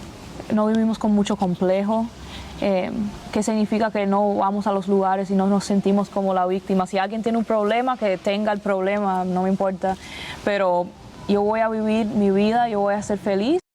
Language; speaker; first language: Spanish; early bilingual, other home language; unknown